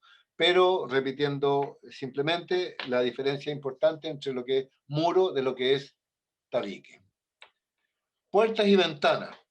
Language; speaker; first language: Spanish; native; Spanish